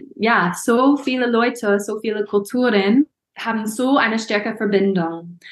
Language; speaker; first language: German; non-native, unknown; English